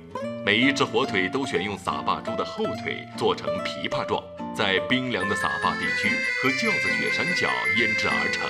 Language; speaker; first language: Chinese; native; Chinese